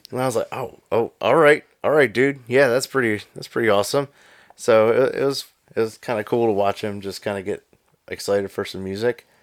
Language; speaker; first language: English; native; English